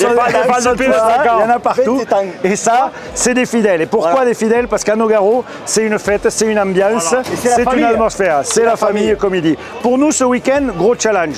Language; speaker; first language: French; native; French